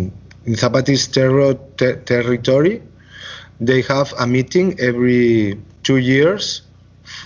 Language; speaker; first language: English; non-native, learner; Catalan